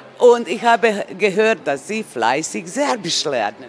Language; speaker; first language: German; non-native, local second language; Serbian